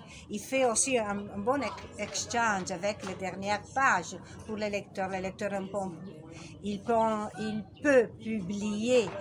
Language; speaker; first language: French; non-native, learner; Italian